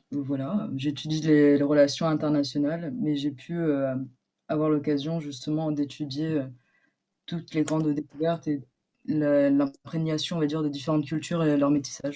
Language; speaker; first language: French; native; French